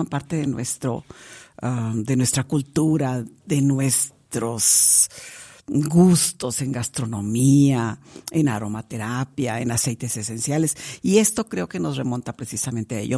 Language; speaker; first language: Spanish; native; Spanish